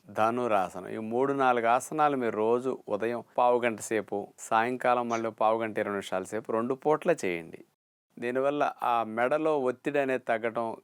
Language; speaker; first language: Telugu; native; Telugu